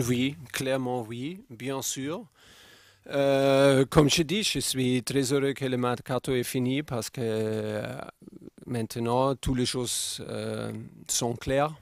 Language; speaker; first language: French; non-native, fluent; German